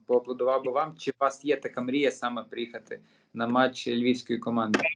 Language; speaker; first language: Ukrainian; native; Ukrainian